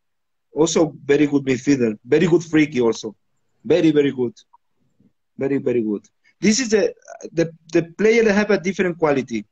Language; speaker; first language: English; non-native, learner; Spanish